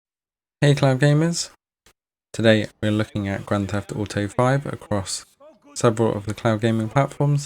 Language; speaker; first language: English; native; English